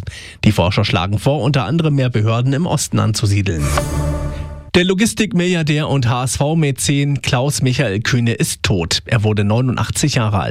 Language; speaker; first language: German; native; German